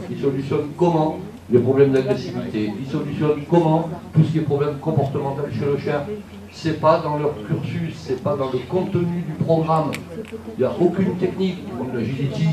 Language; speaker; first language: French; native; French